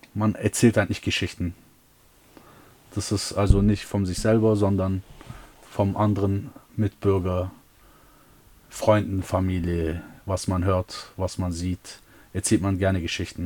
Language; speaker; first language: German; early bilingual, other home language; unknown